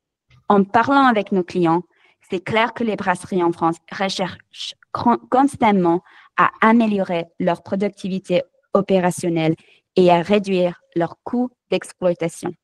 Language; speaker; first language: French; non-native, fluent; English